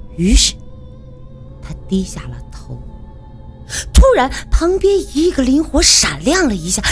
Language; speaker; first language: Chinese; native; Chinese